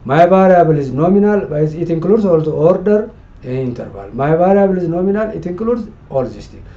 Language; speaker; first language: English; non-native, local second language; Amharic